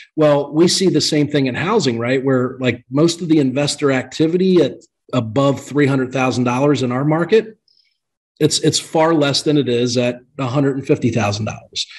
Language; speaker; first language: English; native; English